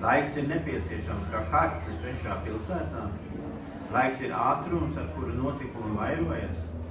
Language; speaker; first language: Latvian; early bilingual, heritage; Latvian